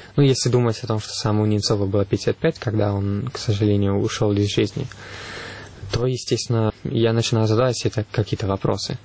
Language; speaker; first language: Russian; non-native, fluent; Italian